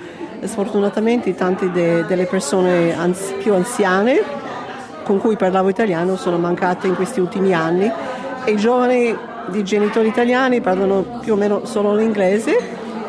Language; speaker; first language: Italian; early bilingual, heritage; Italian